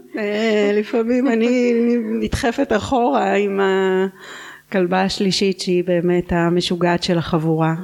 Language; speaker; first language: Hebrew; native; Hebrew